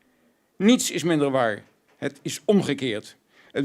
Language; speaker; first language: Dutch; native; Dutch